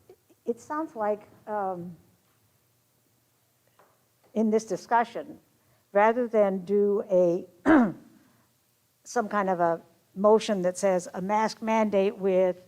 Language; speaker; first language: English; native; English